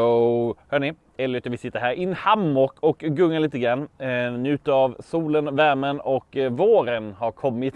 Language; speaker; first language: Swedish; native; Swedish